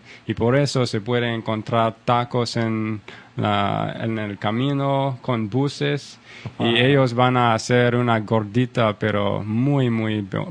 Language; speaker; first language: Spanish; non-native, learner; English